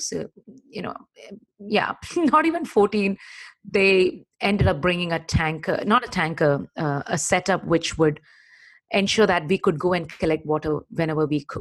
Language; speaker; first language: English; non-native, local second language; Malayalam